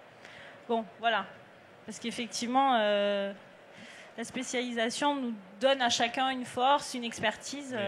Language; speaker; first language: French; native; French